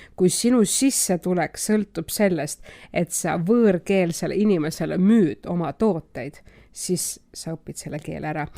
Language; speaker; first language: Estonian; non-native, local second language; Russian